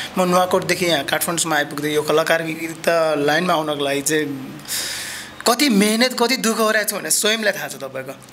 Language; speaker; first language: Nepali; non-native, local second language; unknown